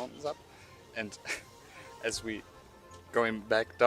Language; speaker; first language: English; non-native, learner; German